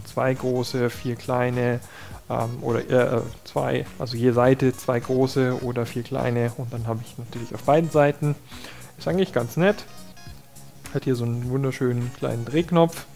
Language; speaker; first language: German; native; German